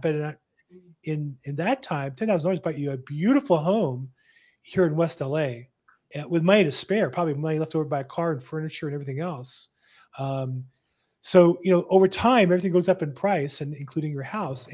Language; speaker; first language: English; native; English